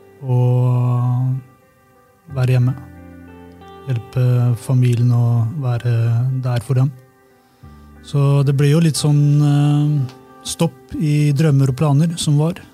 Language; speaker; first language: Norwegian; early bilingual, other home language; Albanian